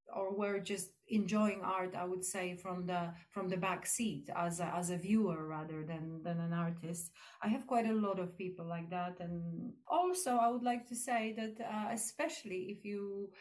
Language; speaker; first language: English; non-native, fluent; Polish